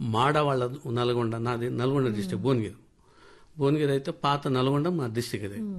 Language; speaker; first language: Telugu; non-native, local second language; Lambadi